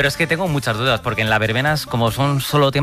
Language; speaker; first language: Spanish; native; Spanish